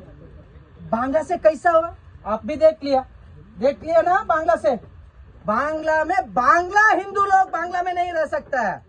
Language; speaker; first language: Hindi; non-native, local second language; Kannada